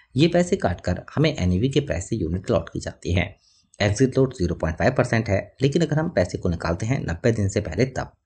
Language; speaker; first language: Hindi; native; Hindi